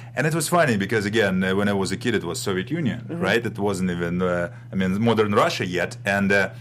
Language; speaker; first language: English; non-native, fluent; Russian